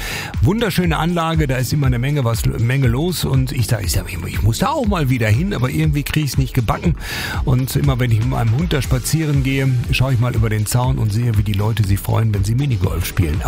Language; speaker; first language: German; native; German